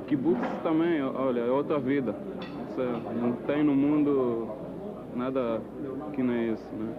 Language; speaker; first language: Portuguese; early bilingual, heritage; Portuguese